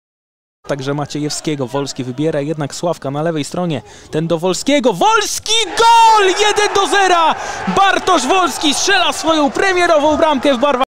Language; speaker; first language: Polish; native; Polish